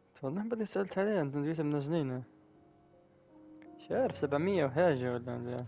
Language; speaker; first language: Arabic; native; Arabic